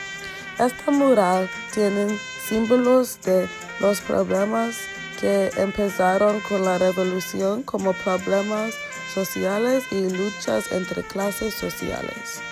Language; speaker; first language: Spanish; non-native, learner; English